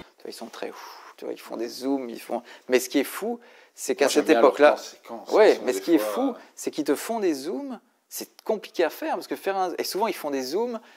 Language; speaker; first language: French; native; French